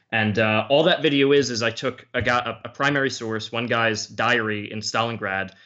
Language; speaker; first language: English; native; English